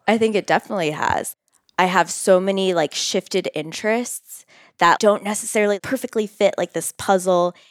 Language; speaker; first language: English; native; English